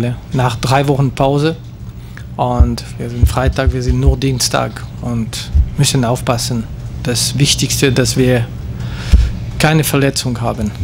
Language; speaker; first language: German; non-native, local second language; French